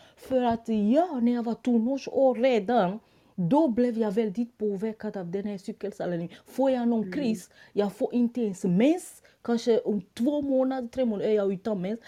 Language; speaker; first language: Swedish; non-native, fluent; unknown